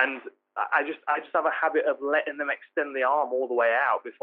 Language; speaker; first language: English; native; English